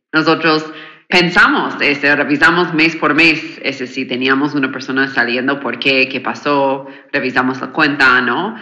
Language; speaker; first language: Spanish; non-native, fluent; English